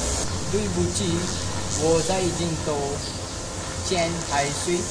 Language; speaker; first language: Chinese; non-native, learner; Malay